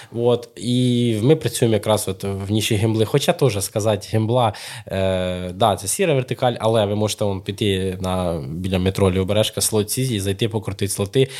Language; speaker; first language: Ukrainian; non-native, local second language; Russian